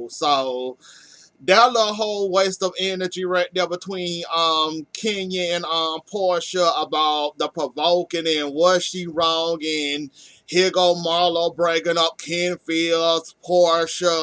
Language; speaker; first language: English; native; English